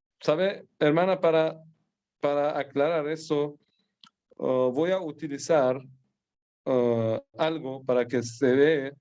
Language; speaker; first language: Spanish; non-native, fluent; Persian